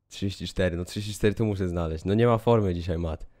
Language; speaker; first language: Polish; native; Polish